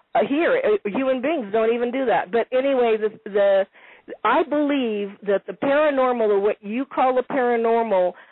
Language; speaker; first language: English; non-native, fluent; Italian